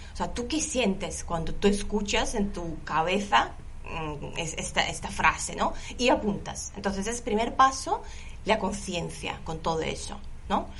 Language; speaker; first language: Spanish; non-native, fluent; Lithuanian